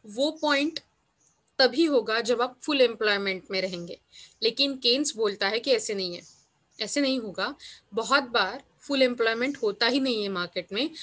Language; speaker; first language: Hindi; non-native, local second language; Marathi